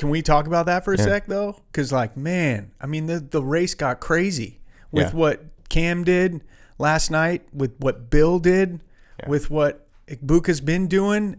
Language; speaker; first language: English; native; English